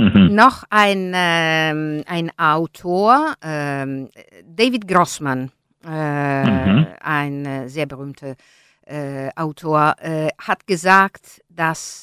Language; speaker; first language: German; non-native, learner; Italian